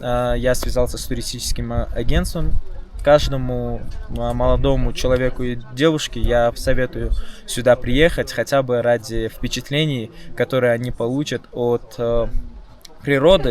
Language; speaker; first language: Russian; non-native, local second language; Tajik